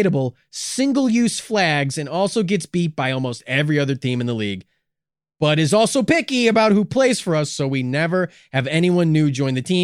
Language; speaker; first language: English; native; English